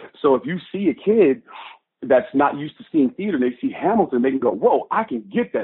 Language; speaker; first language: English; native; English